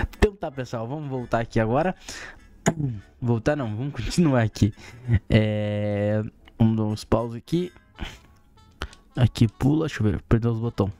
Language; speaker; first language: Portuguese; native; Portuguese